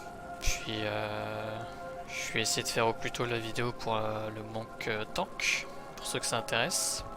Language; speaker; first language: French; native; French